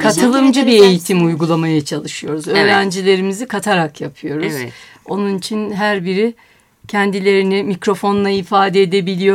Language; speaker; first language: Turkish; native; Turkish